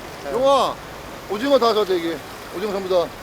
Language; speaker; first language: Korean; native; Korean